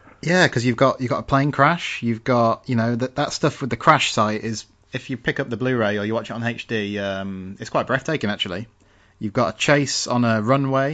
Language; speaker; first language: English; native; English